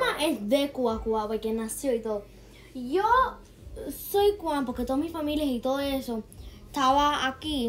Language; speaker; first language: Spanish; early bilingual, heritage; Spanish